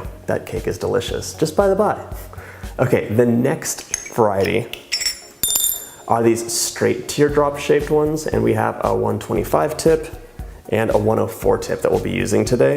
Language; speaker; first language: English; native; English